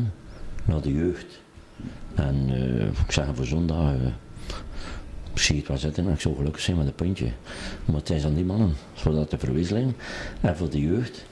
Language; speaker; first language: Dutch; native; Dutch